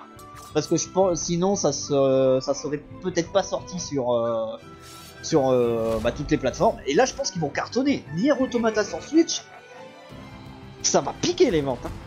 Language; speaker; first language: French; native; French